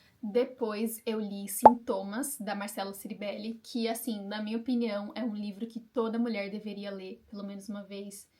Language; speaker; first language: Portuguese; native; Portuguese